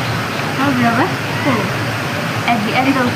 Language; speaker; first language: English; non-native, learner; Indonesian